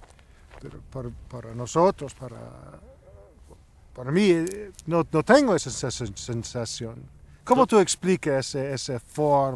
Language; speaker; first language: Spanish; non-native, learner; English